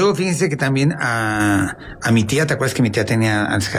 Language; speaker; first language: Spanish; native; Spanish